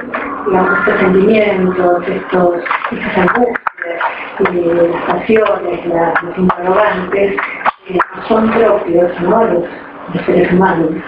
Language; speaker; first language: Spanish; native; Spanish